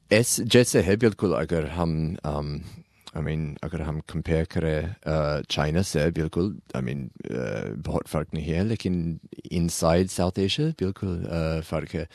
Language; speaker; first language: Urdu; non-native, learner; English